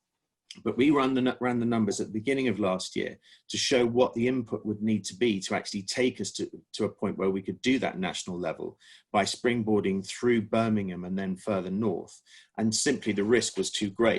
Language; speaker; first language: English; native; English